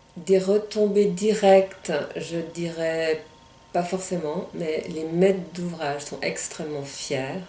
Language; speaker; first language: French; non-native, local second language; German